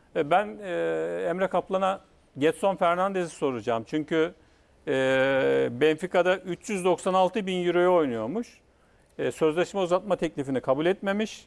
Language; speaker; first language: Turkish; native; Turkish